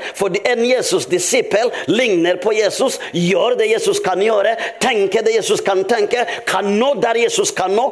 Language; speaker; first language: Norwegian; non-native, fluent; Rundi